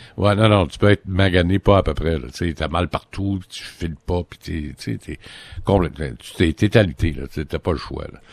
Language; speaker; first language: French; native; French